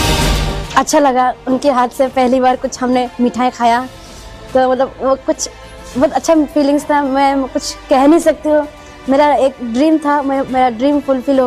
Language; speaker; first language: Hindi; non-native, local second language; Odia